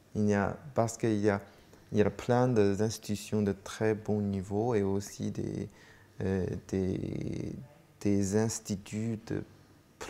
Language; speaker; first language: French; non-native, fluent; Chinese